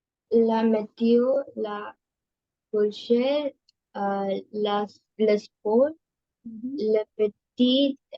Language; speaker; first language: French; non-native, learner; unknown